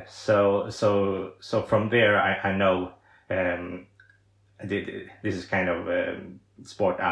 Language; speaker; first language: English; non-native, fluent; Swedish